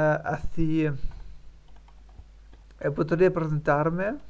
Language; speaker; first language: Spanish; non-native, learner; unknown